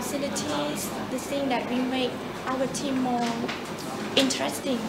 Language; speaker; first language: English; non-native, learner; Khmer